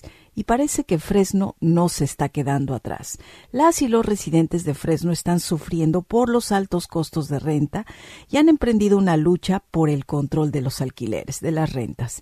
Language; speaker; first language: Spanish; native; Spanish